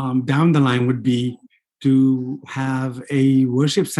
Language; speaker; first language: English; non-native, fluent; Fula